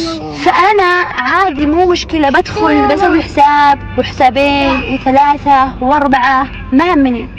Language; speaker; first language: Arabic; native; Arabic